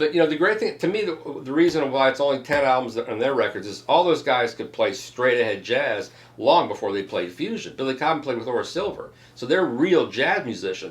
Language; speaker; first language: English; native; English